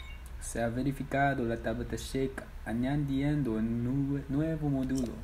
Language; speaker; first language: Spanish; non-native, learner; English